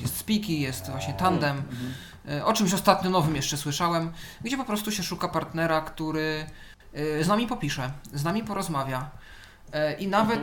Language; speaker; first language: Polish; native; Polish